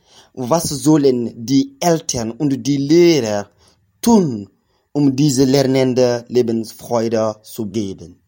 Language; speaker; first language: German; non-native, fluent; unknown